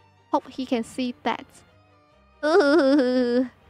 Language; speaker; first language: English; non-native, local second language; Cantonese